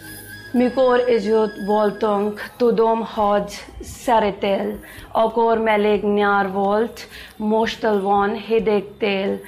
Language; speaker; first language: Hungarian; non-native, learner; Hindi